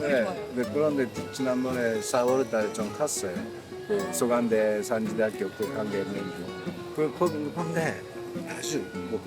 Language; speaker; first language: Korean; non-native, fluent; Japanese